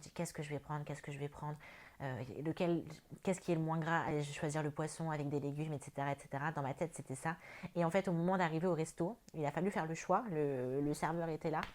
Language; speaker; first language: French; native; French